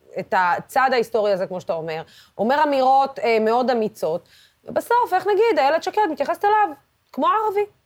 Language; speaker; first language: Hebrew; non-native, local second language; Arabic